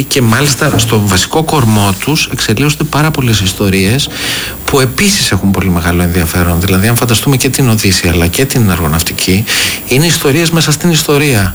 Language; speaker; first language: Greek; native; Greek